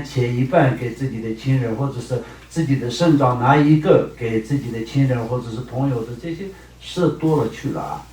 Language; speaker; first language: Chinese; non-native, local second language; Tibetan